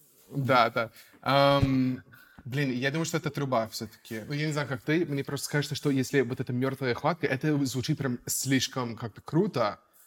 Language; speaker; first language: Russian; non-native, fluent; English